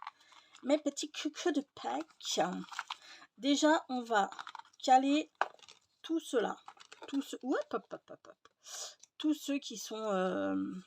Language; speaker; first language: French; native; French